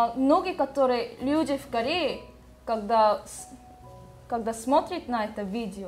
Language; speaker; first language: Russian; non-native, learner; Korean